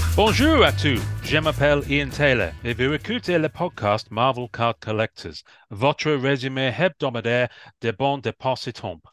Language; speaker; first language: French; non-native, learner; English